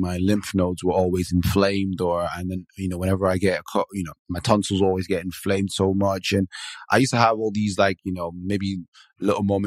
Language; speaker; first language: English; non-native, local second language; Yoruba